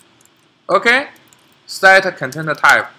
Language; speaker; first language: English; non-native, learner; Chinese